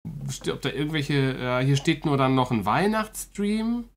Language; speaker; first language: German; native; German